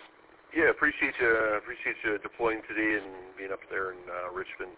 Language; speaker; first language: English; native; English